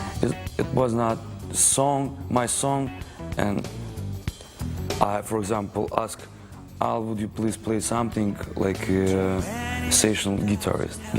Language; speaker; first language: English; non-native, learner; Russian